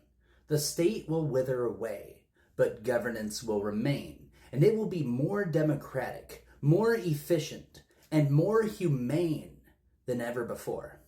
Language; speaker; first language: English; native; English